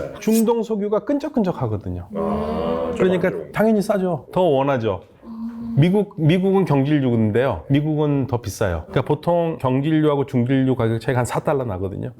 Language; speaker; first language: Korean; native; Korean